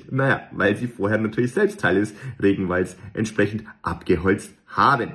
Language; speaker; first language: German; native; German